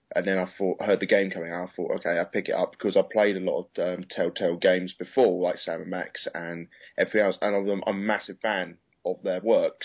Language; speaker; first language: English; native; English